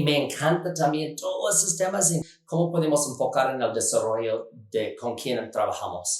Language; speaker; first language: Spanish; non-native, fluent; English